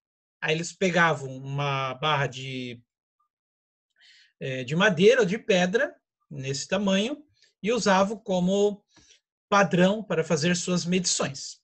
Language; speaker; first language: Portuguese; native; Portuguese